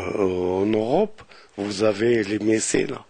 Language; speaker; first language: French; non-native, local second language; Arabic